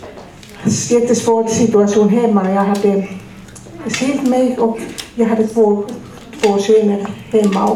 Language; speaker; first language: Swedish; non-native, fluent; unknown